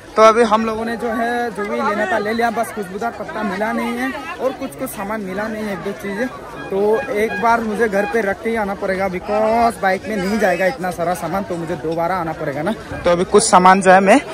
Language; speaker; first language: Hindi; non-native, local second language; Chakma